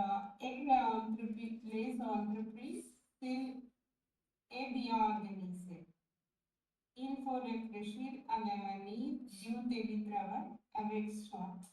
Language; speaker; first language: French; non-native, learner; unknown